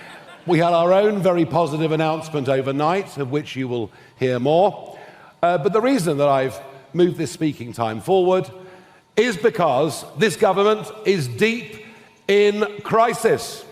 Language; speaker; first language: English; native; English